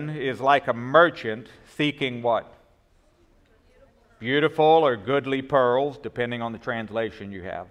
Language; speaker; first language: English; native; English